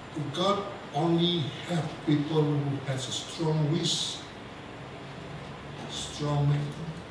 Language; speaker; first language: English; non-native, local second language; Malay